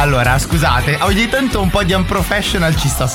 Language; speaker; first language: Italian; native; Italian